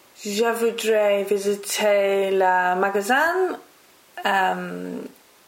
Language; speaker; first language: French; non-native, learner; English